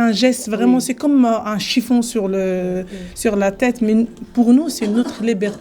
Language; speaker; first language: French; non-native, local second language; Arabic